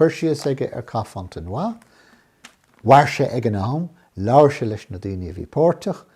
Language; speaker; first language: Irish; non-native, local second language; English